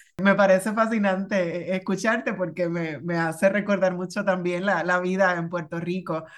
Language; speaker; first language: Spanish; native; Spanish